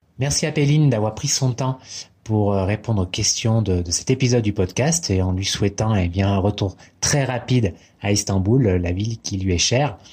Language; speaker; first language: French; native; French